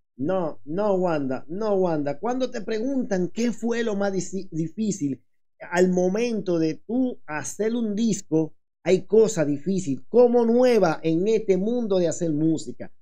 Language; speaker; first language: Spanish; native; Spanish